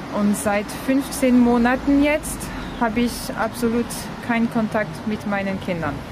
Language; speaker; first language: German; non-native, fluent; French